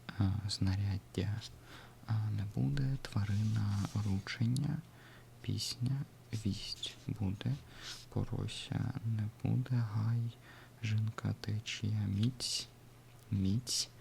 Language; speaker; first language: Ukrainian; non-native, learner; Russian